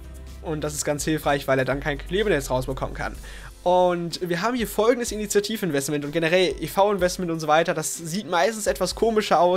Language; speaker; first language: German; native; German